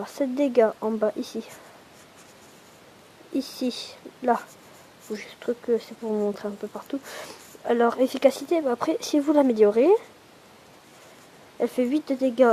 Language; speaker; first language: French; native; French